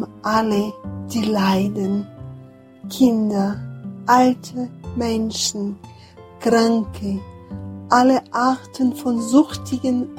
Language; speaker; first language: German; non-native, fluent; Portuguese